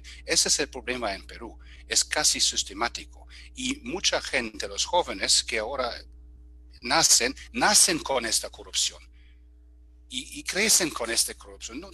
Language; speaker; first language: Spanish; non-native, fluent; German